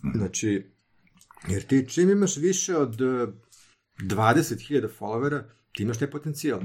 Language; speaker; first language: Serbian; native; Serbian